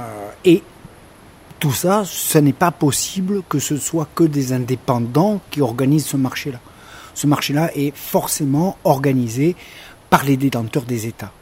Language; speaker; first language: French; native; French